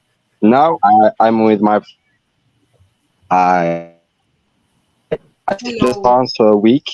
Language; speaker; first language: English; non-native, learner; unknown